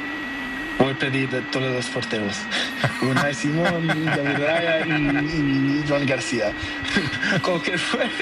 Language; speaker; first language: Spanish; non-native, learner; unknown